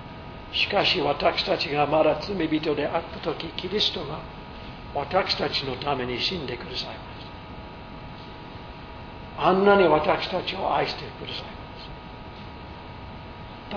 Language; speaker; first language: Japanese; non-native, fluent; English